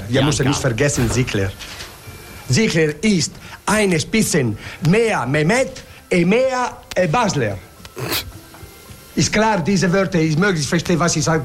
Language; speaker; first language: German; non-native, learner; Italian